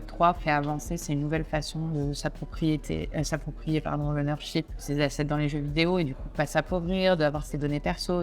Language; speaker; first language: French; native; French